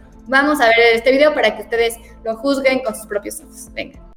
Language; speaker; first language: Spanish; native; Spanish